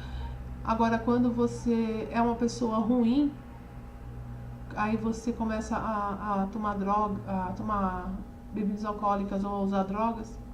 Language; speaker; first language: Portuguese; native; Portuguese